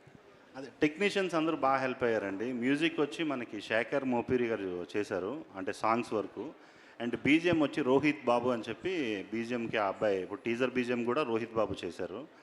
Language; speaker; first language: Telugu; native; Telugu